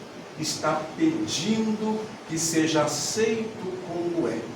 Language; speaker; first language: Portuguese; native; Portuguese